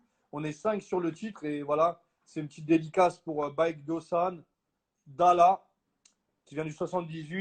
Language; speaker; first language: French; native; French